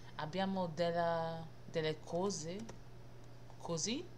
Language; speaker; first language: Italian; non-native, learner; English